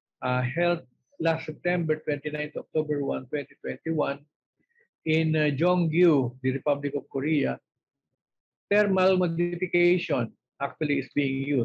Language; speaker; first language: English; non-native, local second language; Filipino